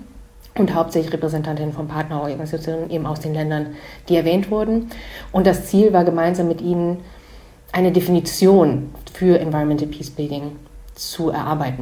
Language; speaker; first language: German; native; German